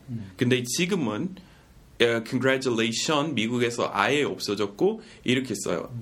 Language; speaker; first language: Korean; non-native, fluent; English